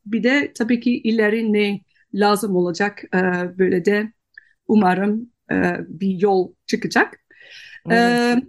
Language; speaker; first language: Turkish; non-native, fluent; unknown